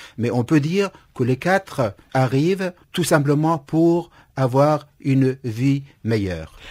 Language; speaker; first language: French; non-native, fluent; Kurdish